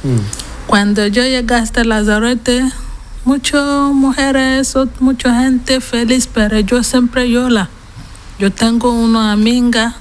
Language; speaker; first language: Spanish; non-native, learner; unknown